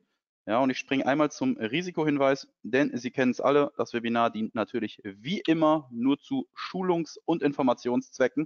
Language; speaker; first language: German; native; German